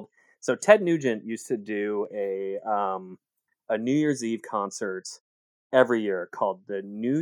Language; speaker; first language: English; native; English